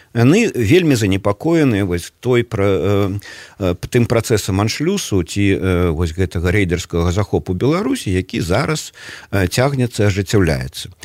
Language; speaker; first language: Belarusian; native; Belarusian